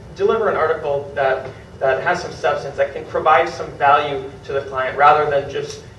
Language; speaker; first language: English; native; English